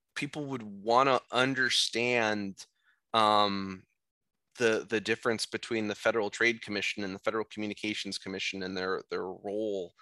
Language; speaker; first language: English; native; English